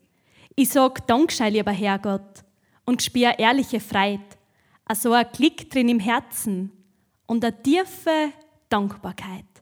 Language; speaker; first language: German; native; German